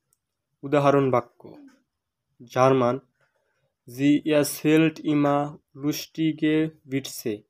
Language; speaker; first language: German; non-native, fluent; Bangla